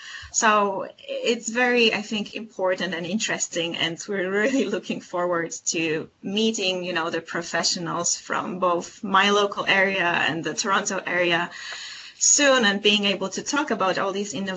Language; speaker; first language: English; non-native, fluent; Polish